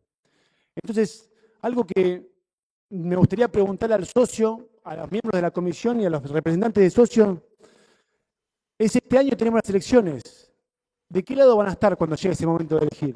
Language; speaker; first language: Spanish; native; Spanish